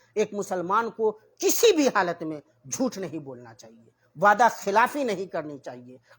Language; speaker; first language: Urdu; native; Urdu